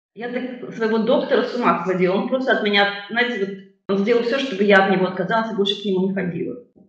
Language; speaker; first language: Russian; native; Russian